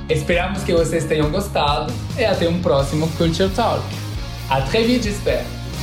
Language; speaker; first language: Portuguese; non-native, fluent; French